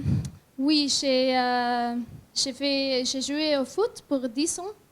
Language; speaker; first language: French; non-native, learner; German